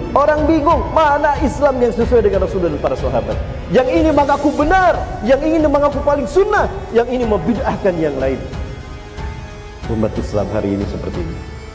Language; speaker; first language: Indonesian; native; Indonesian